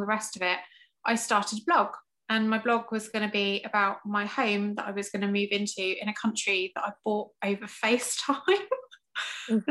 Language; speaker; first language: English; native; English